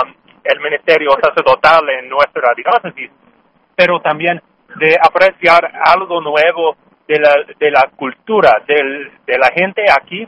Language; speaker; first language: Spanish; non-native, learner; English